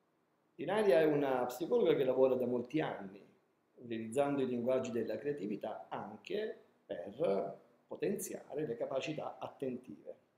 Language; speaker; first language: Italian; native; Italian